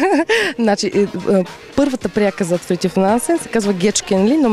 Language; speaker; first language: Bulgarian; native; Bulgarian